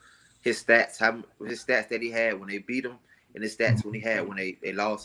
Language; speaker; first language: English; native; English